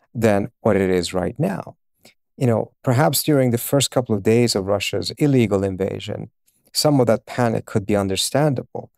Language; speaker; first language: English; early bilingual, other home language; Swedish